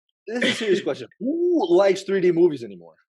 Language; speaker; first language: English; native; English